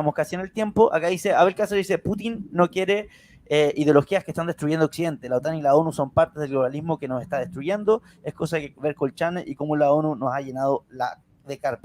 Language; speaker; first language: Spanish; native; Spanish